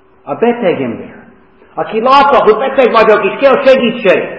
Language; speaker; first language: Hungarian; non-native, fluent; English